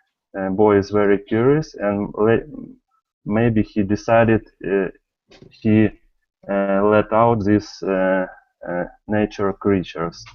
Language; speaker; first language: English; non-native, learner; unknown